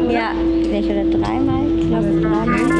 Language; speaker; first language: German; native; German